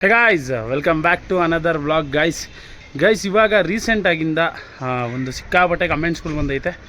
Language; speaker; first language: Kannada; native; Kannada